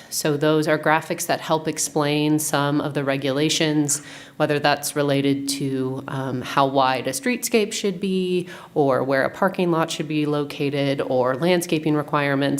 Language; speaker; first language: English; native; English